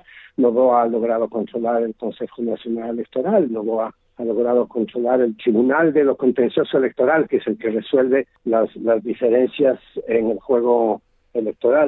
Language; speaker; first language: Spanish; native; Spanish